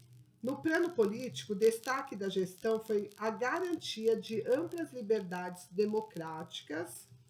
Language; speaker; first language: Portuguese; native; Portuguese